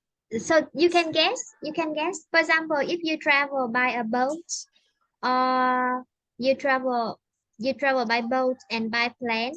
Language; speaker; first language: English; non-native, fluent; Vietnamese